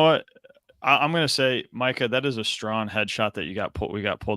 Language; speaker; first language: English; native; English